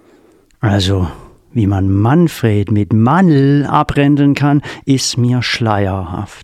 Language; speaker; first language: German; native; German